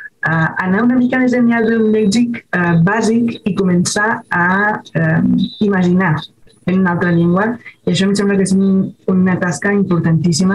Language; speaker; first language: Catalan; non-native, fluent; Spanish